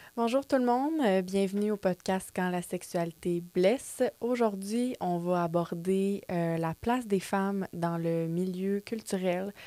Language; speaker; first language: French; native; French